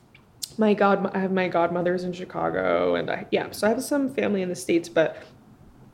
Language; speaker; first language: English; early bilingual, other home language; Spanish